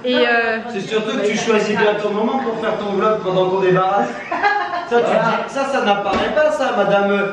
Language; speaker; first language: French; native; French